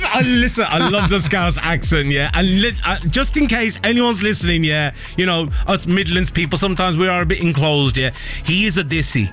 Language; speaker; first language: English; native; English